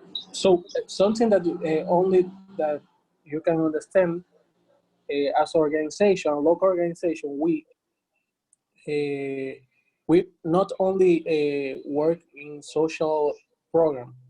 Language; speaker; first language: English; non-native, learner; Spanish